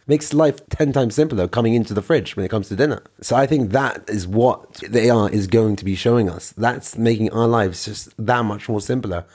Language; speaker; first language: English; native; English